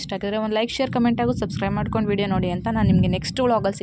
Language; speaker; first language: Kannada; native; Kannada